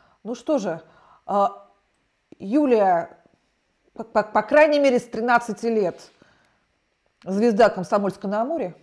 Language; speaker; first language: Russian; native; Russian